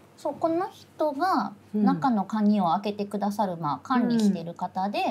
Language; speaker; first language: Japanese; native; Japanese